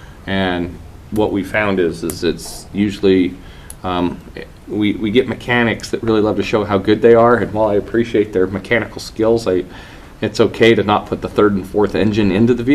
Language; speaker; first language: English; native; English